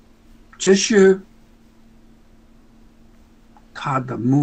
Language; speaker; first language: Chinese; non-native, learner; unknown